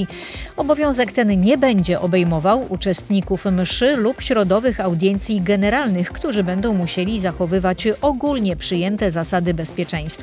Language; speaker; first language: Polish; native; Polish